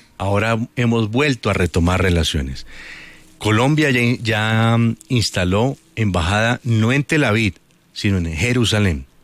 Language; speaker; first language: Spanish; native; Spanish